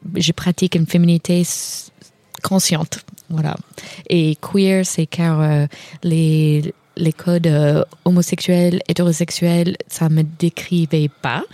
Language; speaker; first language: French; non-native, fluent; English